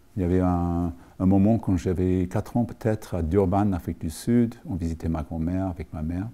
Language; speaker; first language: French; non-native, fluent; English